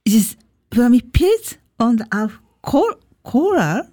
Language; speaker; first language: German; non-native, learner; Japanese